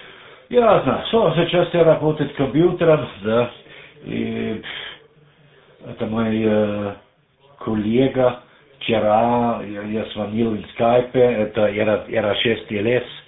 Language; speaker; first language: Russian; non-native, learner; German